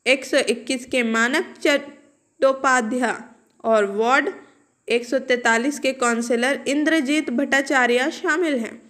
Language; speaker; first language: Hindi; non-native, local second language; Urdu